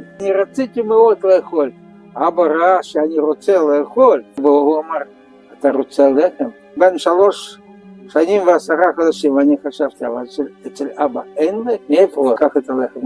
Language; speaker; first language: Hebrew; non-native, learner; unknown